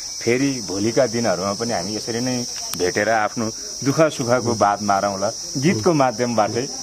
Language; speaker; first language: Nepali; non-native, local second language; Gurung